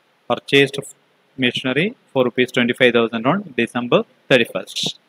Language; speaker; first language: English; non-native, local second language; Malayalam